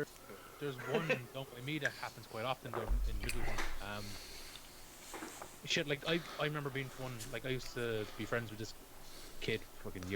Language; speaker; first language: English; native; English